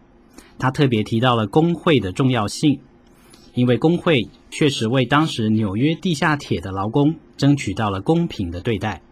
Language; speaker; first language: Chinese; native; Chinese